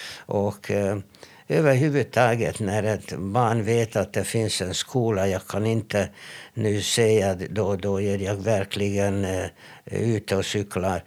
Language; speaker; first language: Swedish; non-native, fluent; Hebrew